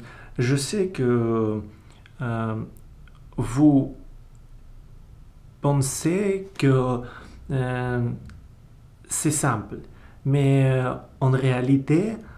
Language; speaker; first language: French; non-native, learner; Russian